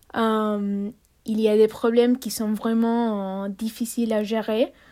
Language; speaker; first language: French; non-native, fluent; Spanish